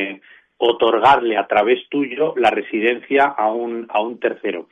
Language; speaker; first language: Spanish; native; Spanish